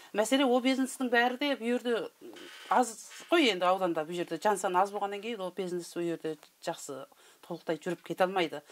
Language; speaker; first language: Kazakh; early bilingual, heritage; Kazakh